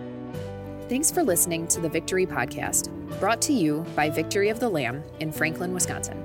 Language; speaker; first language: English; native; English